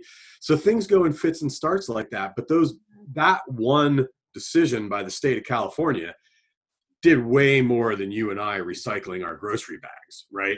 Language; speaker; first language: English; native; English